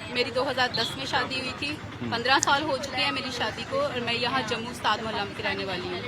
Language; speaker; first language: Urdu; native; Urdu